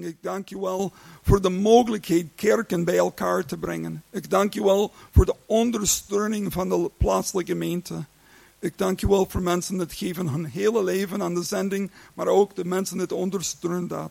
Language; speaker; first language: Dutch; non-native, learner; English